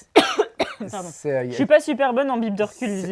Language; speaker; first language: French; native; French